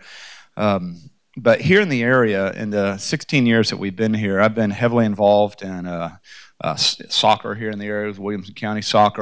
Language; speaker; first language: English; native; English